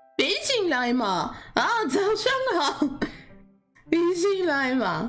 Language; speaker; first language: Chinese; non-native, learner; English